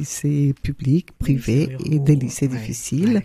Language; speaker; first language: French; non-native, fluent; Spanish